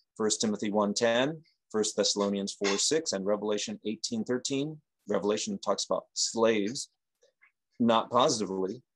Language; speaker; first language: English; native; English